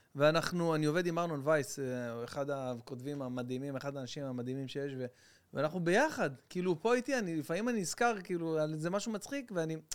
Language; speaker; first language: Hebrew; native; Hebrew